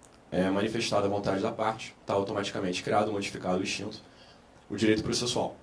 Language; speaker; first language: Portuguese; native; Portuguese